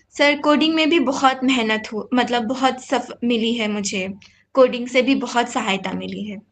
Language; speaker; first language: Hindi; non-native, local second language; Assamese